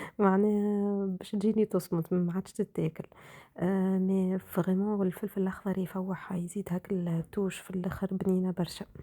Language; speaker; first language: Arabic; native; Arabic